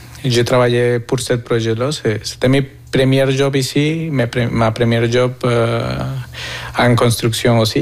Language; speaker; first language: French; non-native, fluent; Spanish